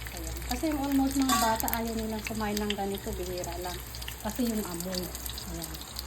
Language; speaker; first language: Filipino; non-native, local second language; Iloko